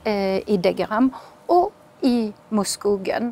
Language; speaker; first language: Swedish; non-native, fluent; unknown